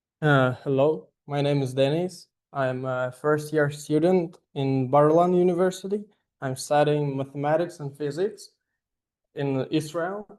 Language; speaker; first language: English; non-native, fluent; Russian